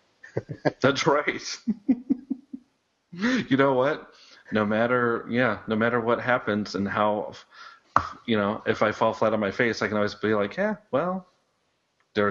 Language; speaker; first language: English; native; English